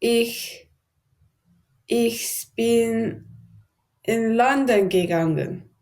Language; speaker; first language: German; non-native, learner; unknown